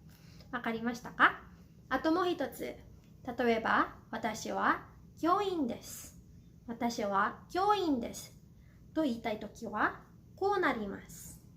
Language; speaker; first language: Japanese; non-native, fluent; Cebuano